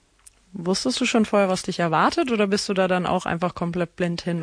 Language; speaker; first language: German; native; German